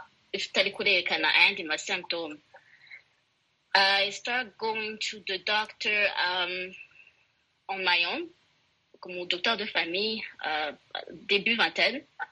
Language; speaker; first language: French; non-native, local second language; Rundi